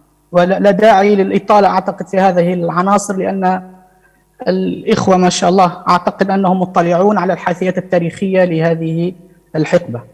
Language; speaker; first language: Arabic; native; Arabic